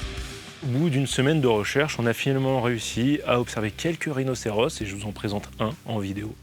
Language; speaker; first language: French; native; French